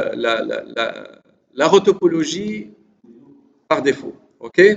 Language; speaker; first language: French; non-native, local second language; Arabic